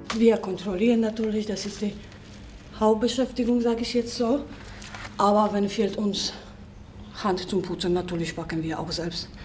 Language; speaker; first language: German; non-native, fluent; Polish